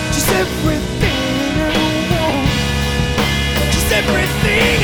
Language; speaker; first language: English; native; English